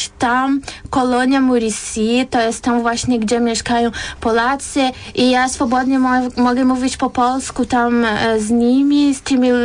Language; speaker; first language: Polish; non-native, fluent; Portuguese